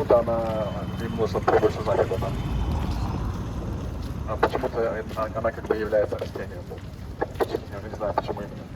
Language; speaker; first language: Russian; native; Russian